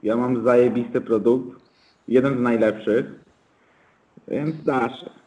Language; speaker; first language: Polish; non-native, fluent; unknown